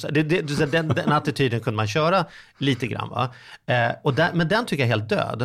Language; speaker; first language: Swedish; native; Swedish